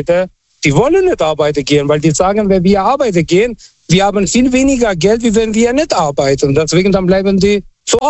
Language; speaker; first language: German; non-native, fluent; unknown